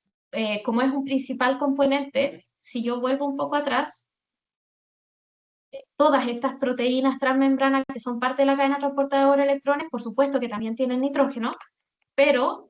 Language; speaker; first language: Spanish; native; Spanish